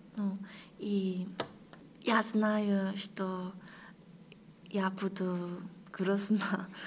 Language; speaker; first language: Russian; non-native, fluent; Korean